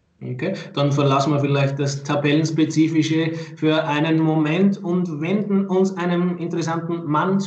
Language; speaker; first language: German; native; German